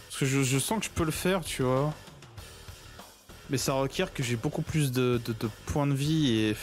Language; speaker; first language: French; native; French